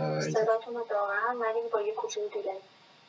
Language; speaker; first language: Persian; native; Persian